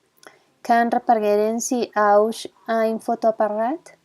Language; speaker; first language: German; non-native, learner; Spanish